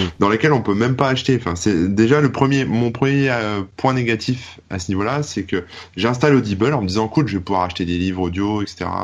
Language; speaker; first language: French; native; French